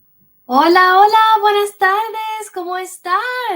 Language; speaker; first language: Spanish; early bilingual, heritage; English